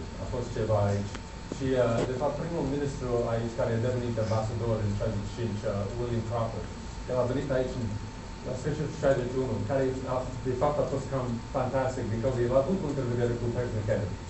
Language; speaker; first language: Romanian; non-native, learner; English